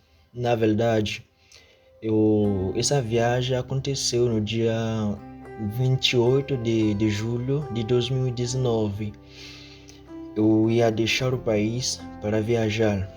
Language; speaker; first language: Portuguese; non-native, fluent; Haitian Creole